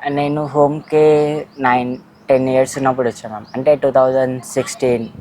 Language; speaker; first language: Telugu; non-native, local second language; Marathi